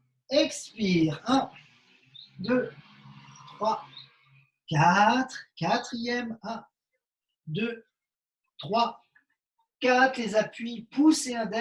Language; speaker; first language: French; native; French